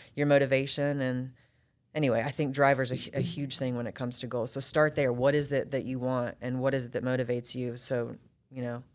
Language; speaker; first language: English; native; English